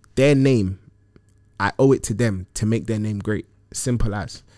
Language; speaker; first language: English; early bilingual, other home language; Akan